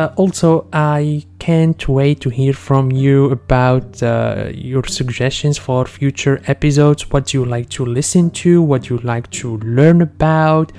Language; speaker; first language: English; non-native, fluent; Arabic